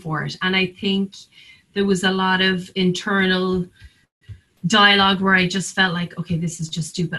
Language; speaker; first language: English; native; English